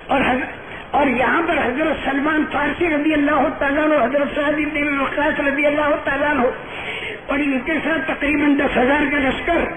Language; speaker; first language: Urdu; non-native, local second language; Gujarati